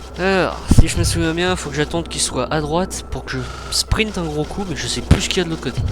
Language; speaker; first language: French; native; French